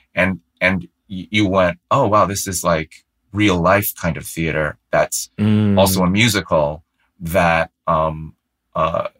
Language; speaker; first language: English; native; English